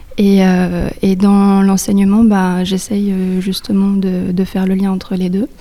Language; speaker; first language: French; native; French